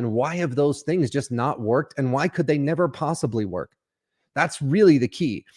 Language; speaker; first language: English; native; English